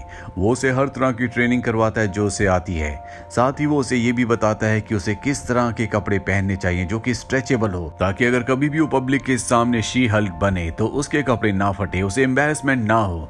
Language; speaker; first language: Hindi; native; Hindi